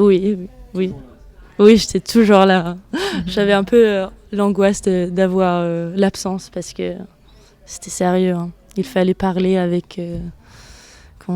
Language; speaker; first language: French; non-native, fluent; Danish